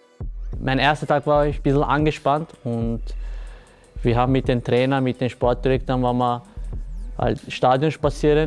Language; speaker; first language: German; early bilingual, other home language; Turkish